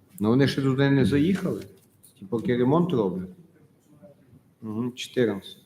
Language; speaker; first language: Ukrainian; native; Ukrainian